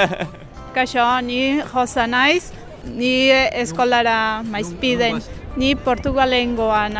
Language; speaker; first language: Basque; non-native, learner; Portuguese